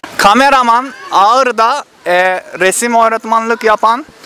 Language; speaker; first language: Turkish; non-native, learner; Japanese